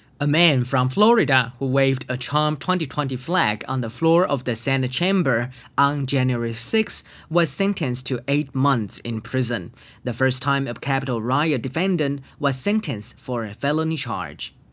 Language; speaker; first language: English; non-native, fluent; Chinese